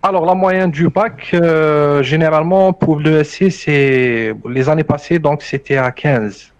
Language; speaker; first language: French; non-native, local second language; Arabic